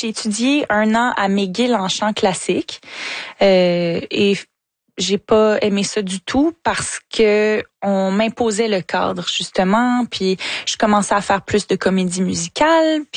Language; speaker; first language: French; native; French